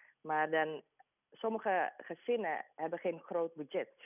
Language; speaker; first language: Dutch; non-native, learner; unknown